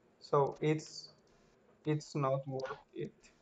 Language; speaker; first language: English; non-native, learner; Spanish